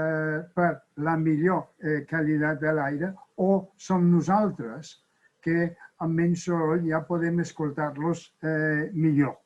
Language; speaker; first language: Catalan; non-native, fluent; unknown